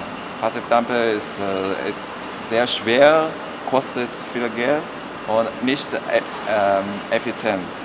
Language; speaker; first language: German; non-native, learner; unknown